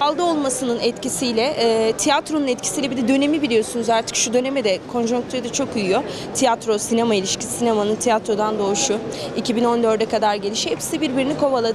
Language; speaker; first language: Turkish; native; Turkish